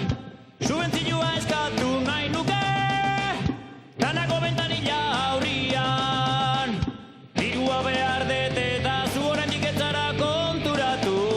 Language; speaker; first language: Basque; native; Basque